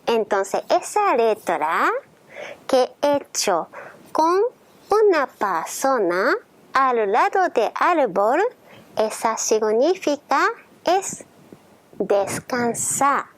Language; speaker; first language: Spanish; non-native, learner; Japanese